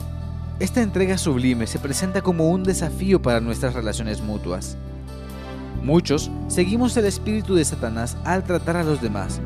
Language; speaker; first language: Spanish; native; Spanish